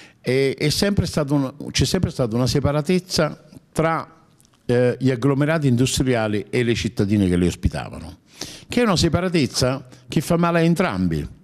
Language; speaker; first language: Italian; native; Italian